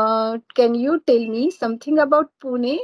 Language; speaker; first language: English; non-native, learner; Marathi